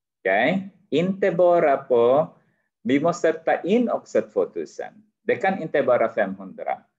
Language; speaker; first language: Swedish; non-native, fluent; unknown